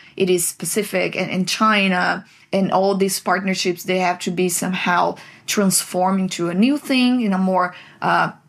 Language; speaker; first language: English; non-native, fluent; Portuguese